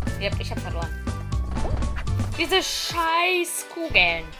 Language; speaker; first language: German; native; German